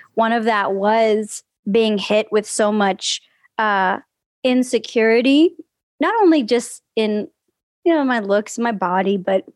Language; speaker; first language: English; early bilingual, other home language; Spanish